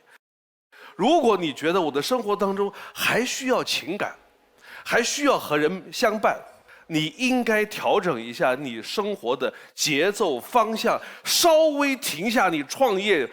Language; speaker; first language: Chinese; native; Chinese